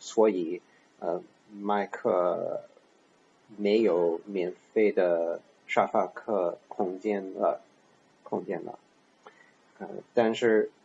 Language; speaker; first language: Chinese; non-native, learner; English